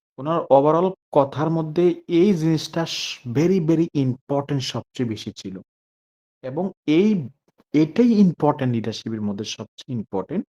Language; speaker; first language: Bangla; native; Bangla